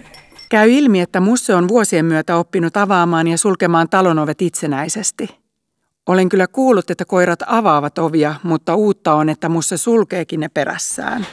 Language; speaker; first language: Finnish; native; Finnish